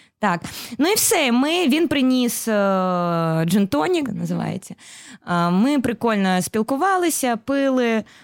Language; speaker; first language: Ukrainian; non-native, local second language; Russian